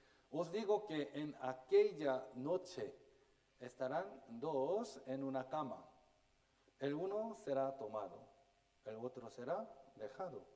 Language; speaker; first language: Spanish; non-native, fluent; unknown